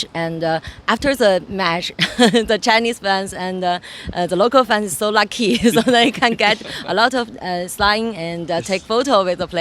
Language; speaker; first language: English; non-native, learner; Chinese